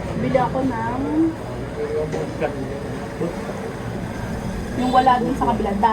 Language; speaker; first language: Filipino; native; Filipino